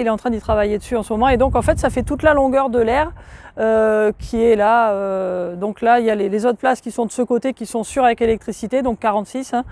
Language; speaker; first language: French; native; French